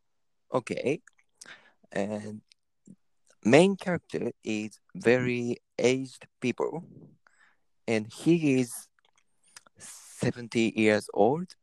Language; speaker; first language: English; non-native, learner; Japanese